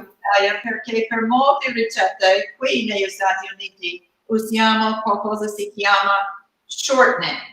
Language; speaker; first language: Italian; non-native, learner; English